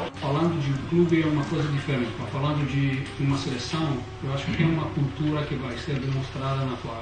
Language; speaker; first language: Portuguese; non-native, fluent; Italian